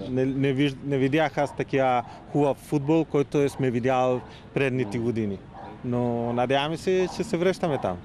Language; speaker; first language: Bulgarian; non-native, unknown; Spanish